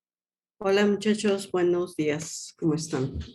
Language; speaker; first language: Spanish; native; Spanish